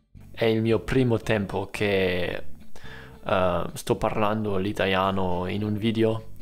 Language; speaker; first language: Italian; non-native, learner; German